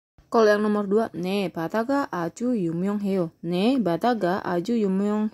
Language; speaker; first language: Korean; non-native, fluent; Indonesian